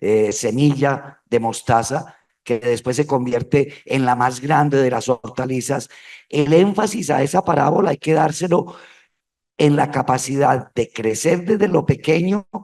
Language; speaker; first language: Spanish; native; Spanish